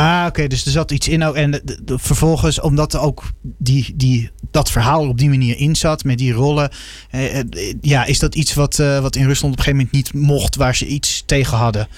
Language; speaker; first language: Dutch; native; Dutch